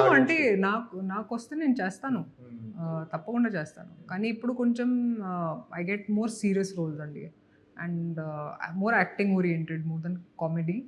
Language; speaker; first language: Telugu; non-native, local second language; Hindi